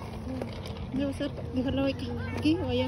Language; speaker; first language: Spanish; native; Spanish